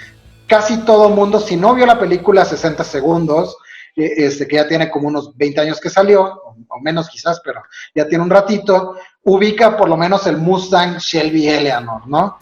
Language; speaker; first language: Spanish; native; Spanish